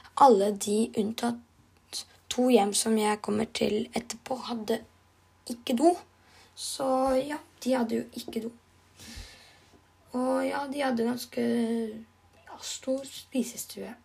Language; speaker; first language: Norwegian; non-native, learner; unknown